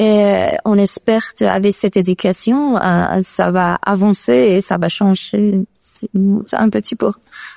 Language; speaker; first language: French; non-native, learner; Persian